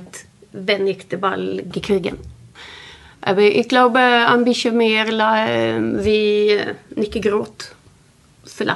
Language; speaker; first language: German; non-native, learner; Swedish